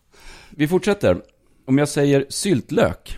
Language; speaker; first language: Swedish; native; Swedish